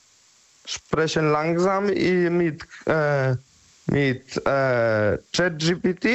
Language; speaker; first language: German; non-native, learner; Polish